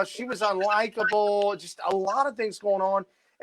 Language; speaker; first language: English; native; English